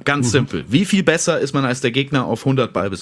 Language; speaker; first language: German; native; German